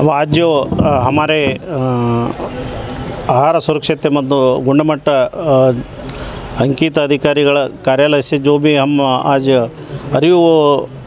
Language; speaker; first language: Hindi; non-native, local second language; Kannada